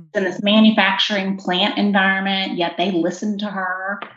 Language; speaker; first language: English; native; English